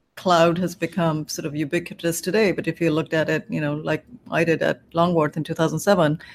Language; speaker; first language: English; non-native, local second language; Bangla